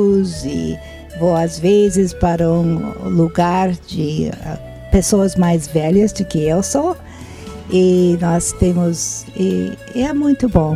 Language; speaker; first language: Portuguese; non-native, fluent; English